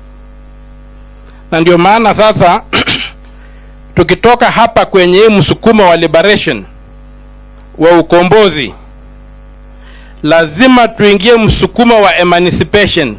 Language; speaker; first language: Swahili; non-native, local second language; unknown